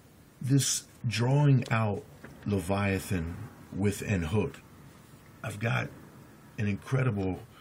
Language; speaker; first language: English; native; English